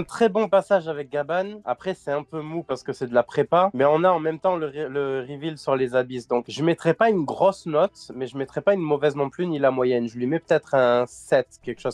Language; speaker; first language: French; native; French